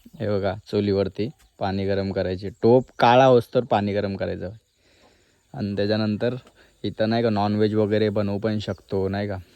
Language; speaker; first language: Marathi; native; Marathi